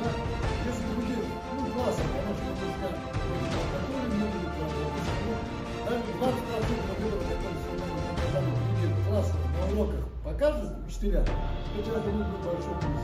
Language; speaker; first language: Russian; non-native, local second language; Kazakh